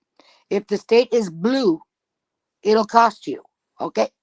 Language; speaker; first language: English; native; English